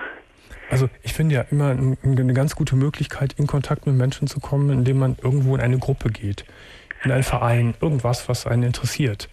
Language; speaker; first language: German; native; German